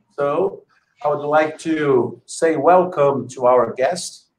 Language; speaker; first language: English; non-native, fluent; Portuguese